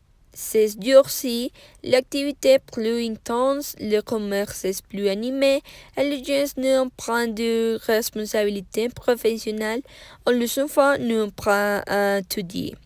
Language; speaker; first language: French; non-native, learner; Spanish